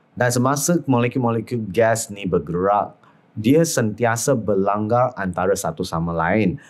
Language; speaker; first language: Malay; non-native, local second language; Chinese